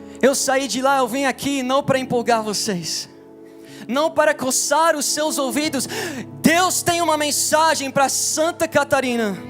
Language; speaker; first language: Portuguese; non-native, fluent; English